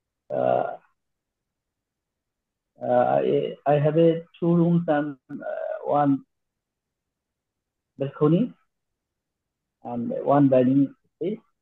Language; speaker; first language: English; non-native, learner; Bangla